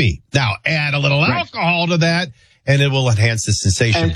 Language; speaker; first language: English; native; English